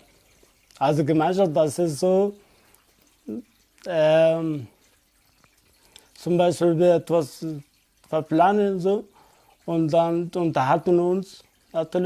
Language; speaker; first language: German; non-native, learner; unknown